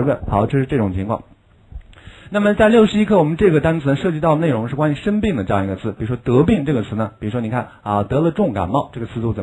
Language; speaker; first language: Chinese; native; Chinese